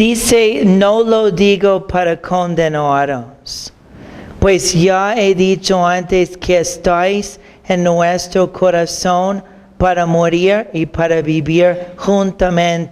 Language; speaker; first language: Spanish; non-native, fluent; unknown